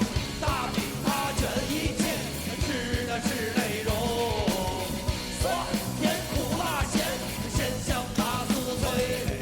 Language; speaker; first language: Chinese; native; Chinese